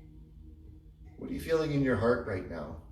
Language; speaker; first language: English; native; English